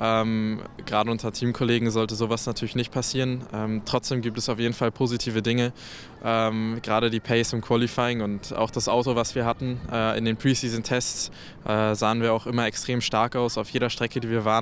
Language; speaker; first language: German; native; German